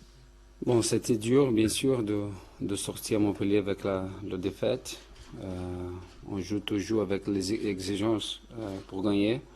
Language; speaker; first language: French; non-native, fluent; Portuguese